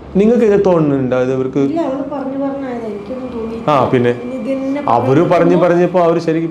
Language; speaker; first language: Malayalam; non-native, local second language; Tamil